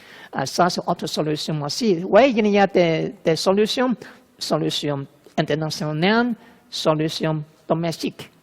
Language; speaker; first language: French; non-native, fluent; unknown